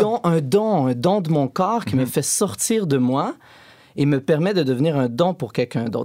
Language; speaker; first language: French; native; French